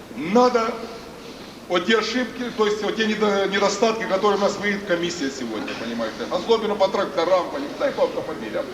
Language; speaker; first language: Russian; native; Russian